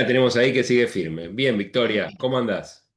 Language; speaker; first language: Spanish; native; Spanish